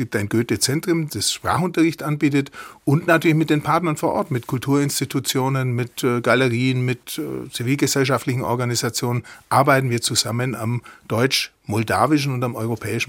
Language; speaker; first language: German; native; German